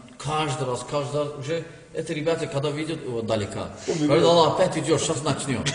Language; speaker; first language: Russian; non-native, learner; Turkish